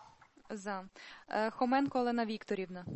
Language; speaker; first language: Ukrainian; native; Ukrainian